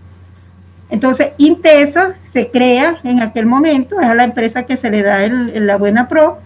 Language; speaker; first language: Spanish; native; Spanish